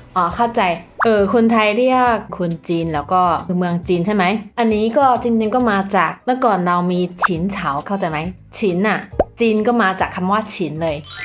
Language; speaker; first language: Thai; non-native, fluent; Chinese